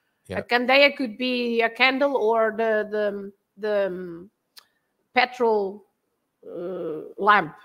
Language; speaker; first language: English; non-native, fluent; Portuguese